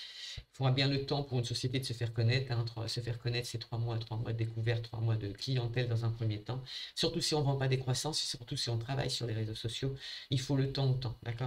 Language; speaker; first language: French; native; French